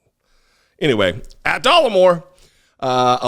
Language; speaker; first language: English; native; English